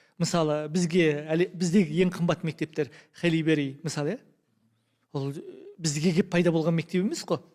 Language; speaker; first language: Kazakh; native; Kazakh